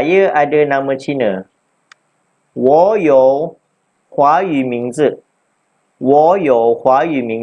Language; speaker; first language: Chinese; non-native, local second language; Malay